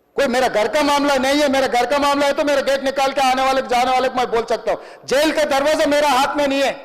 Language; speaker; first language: Hindi; non-native, local second language; Telugu